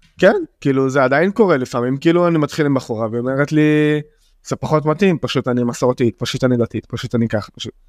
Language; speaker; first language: Hebrew; non-native, local second language; Arabic